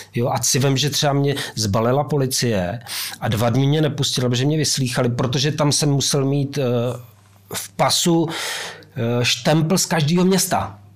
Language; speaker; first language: Czech; native; Czech